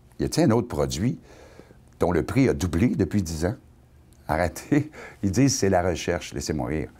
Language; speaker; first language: French; native; French